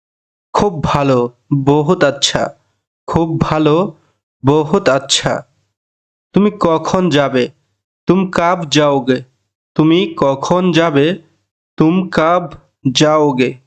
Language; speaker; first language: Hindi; non-native, learner; Bangla